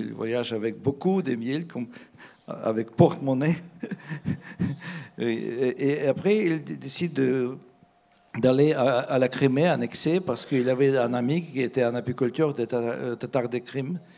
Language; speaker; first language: French; non-native, fluent; Russian